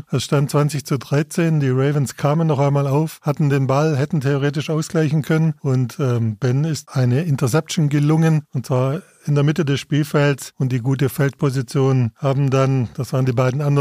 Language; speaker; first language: German; native; German